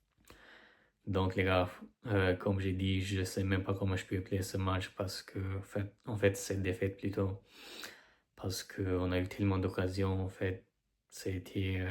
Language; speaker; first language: French; non-native, fluent; Albanian